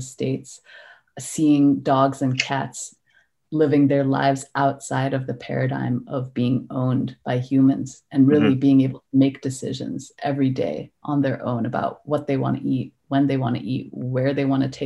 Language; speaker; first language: English; non-native, local second language; Cantonese